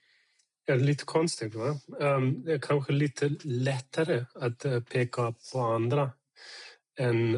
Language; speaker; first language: Swedish; non-native, fluent; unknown